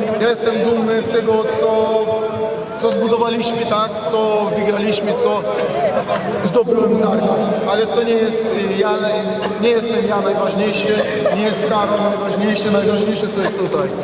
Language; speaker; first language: Polish; non-native, fluent; Portuguese